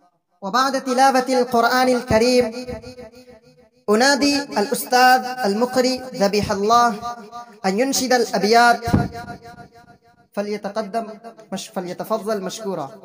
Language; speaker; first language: Arabic; non-native, fluent; Urdu